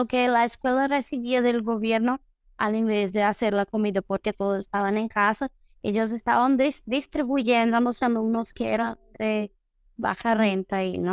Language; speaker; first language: Spanish; non-native, fluent; Portuguese